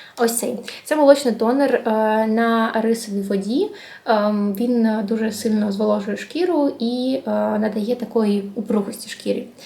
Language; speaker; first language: Ukrainian; non-native, local second language; Russian